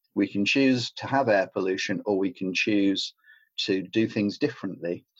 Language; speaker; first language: English; native; English